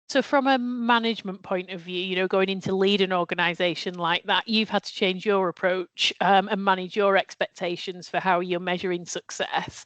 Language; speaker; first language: English; native; English